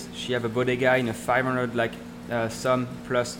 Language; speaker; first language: English; non-native, learner; French